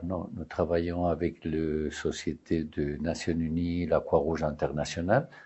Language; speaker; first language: French; non-native, learner; Spanish